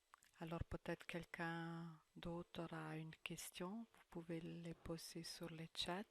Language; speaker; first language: French; non-native, fluent; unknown